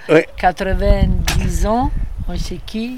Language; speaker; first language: French; non-native, learner; Italian